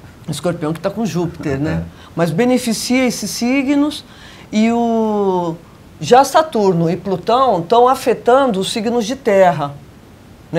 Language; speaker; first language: Portuguese; native; Portuguese